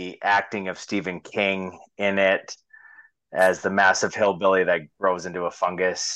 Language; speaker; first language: English; native; English